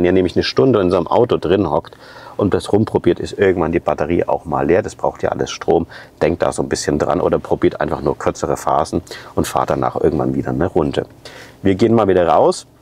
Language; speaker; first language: German; native; German